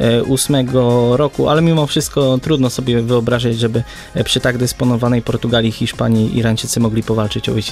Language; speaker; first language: Polish; native; Polish